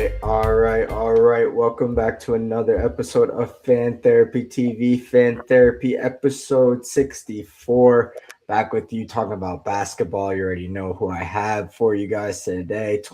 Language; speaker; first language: English; native; English